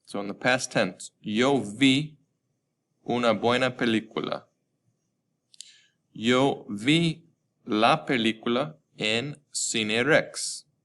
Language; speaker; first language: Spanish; non-native, fluent; English